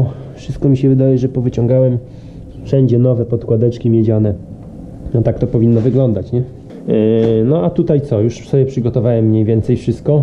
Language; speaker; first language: Polish; native; Polish